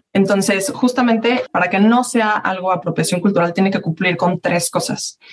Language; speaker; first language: Spanish; native; Spanish